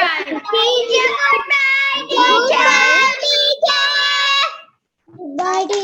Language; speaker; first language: English; non-native, learner; Sinhala